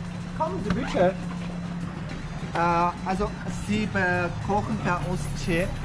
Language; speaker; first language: German; non-native, fluent; Armenian